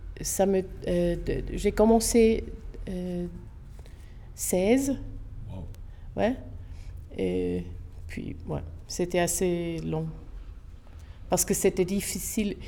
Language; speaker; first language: French; non-native, local second language; German